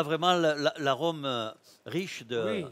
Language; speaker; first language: French; native; French